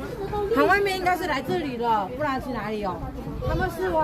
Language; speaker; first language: Chinese; native; Chinese